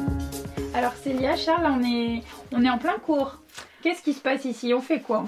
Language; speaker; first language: French; native; French